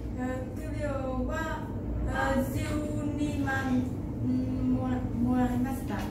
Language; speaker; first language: Japanese; non-native, learner; Vietnamese